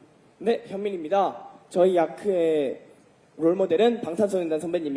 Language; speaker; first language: Korean; native; Korean